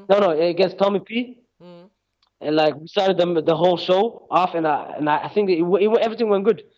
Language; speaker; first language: English; native; English